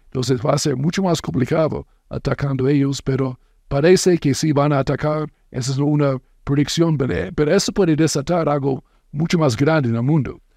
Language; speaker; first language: Spanish; non-native, fluent; English